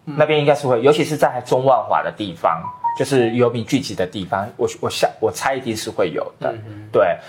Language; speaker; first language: Chinese; native; Chinese